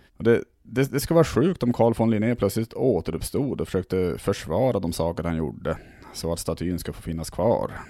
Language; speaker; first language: Swedish; native; Swedish